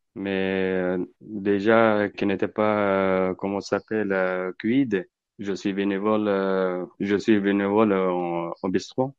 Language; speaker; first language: French; non-native, learner; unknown